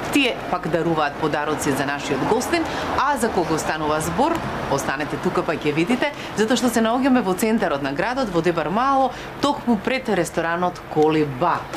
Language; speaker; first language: Macedonian; native; Macedonian